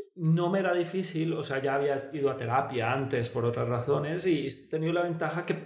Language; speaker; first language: Spanish; native; Spanish